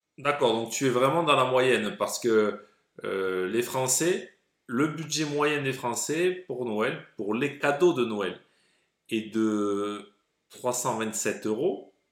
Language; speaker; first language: French; native; French